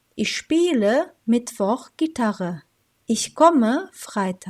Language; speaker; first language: German; non-native, fluent; Turkish